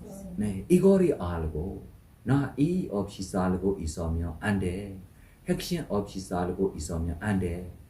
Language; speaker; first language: Korean; non-native, learner; Burmese